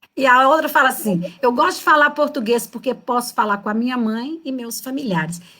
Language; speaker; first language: Portuguese; native; Portuguese